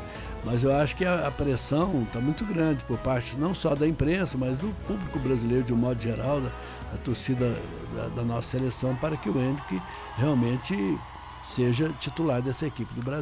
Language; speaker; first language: Portuguese; native; Portuguese